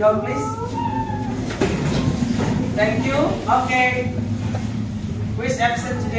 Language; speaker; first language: English; non-native, learner; Indonesian